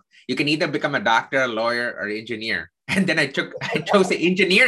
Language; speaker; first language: English; non-native, local second language; Tamil